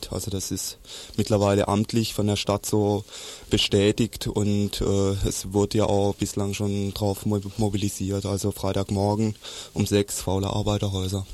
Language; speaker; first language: German; native; German